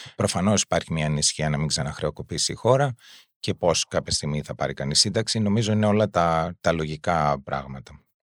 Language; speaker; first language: Greek; native; Greek